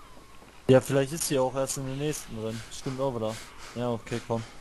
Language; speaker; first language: German; native; German